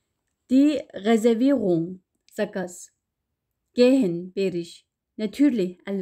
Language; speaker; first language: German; non-native, learner; Uyghur